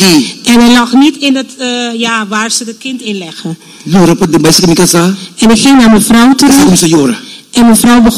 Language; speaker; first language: Dutch; non-native, local second language; Papiamento